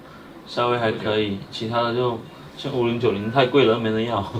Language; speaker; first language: Chinese; native; Chinese